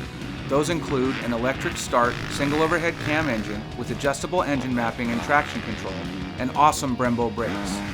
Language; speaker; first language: English; native; English